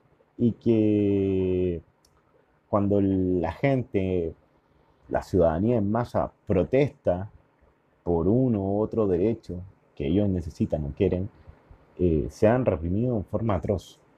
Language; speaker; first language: Spanish; native; Spanish